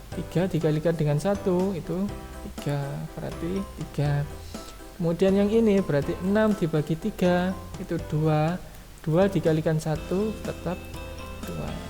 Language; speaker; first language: Indonesian; native; Indonesian